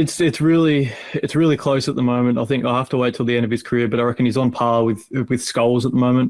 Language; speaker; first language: English; native; English